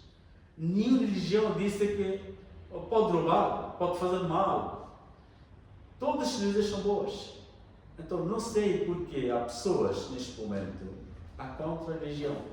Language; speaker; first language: Portuguese; non-native, learner; Bangla